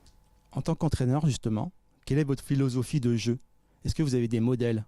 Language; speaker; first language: French; native; French